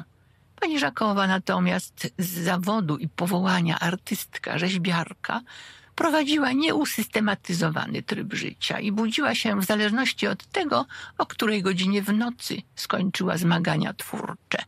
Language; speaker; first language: Polish; native; Polish